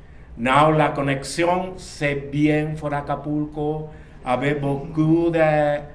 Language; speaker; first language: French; non-native, learner; Spanish